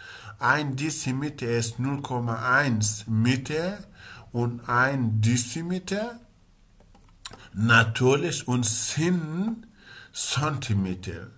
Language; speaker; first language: German; non-native, learner; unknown